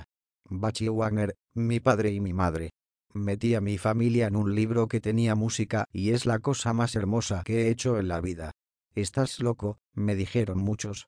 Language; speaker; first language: Spanish; native; Spanish